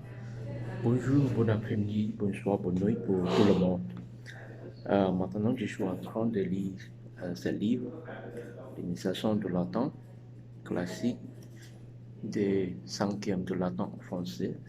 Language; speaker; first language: French; non-native, learner; Chinese